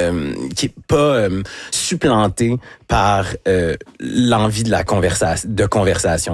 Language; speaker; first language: French; native; French